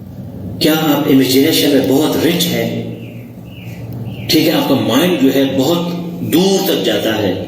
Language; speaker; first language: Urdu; non-native, local second language; Pashto